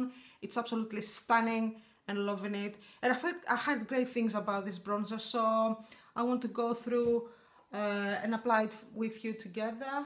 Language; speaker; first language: English; non-native, fluent; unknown